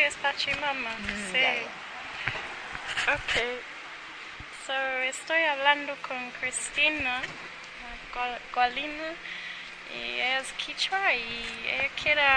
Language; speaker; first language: Spanish; non-native, learner; English